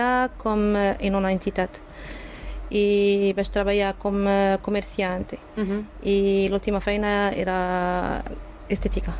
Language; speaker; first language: Catalan; non-native, learner; Arabic